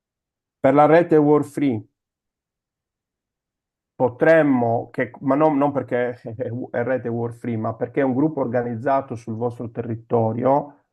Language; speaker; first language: Italian; native; Italian